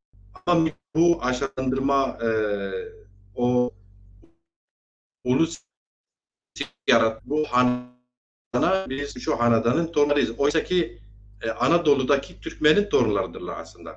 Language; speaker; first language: Turkish; native; Turkish